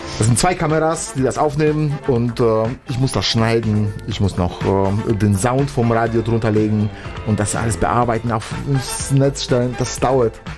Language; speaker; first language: German; non-native, fluent; Polish